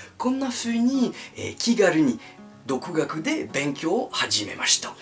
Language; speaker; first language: Japanese; non-native, fluent; French